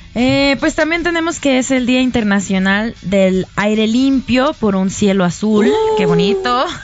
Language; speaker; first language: Spanish; native; Spanish